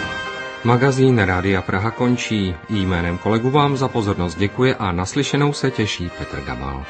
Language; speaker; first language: Czech; native; Czech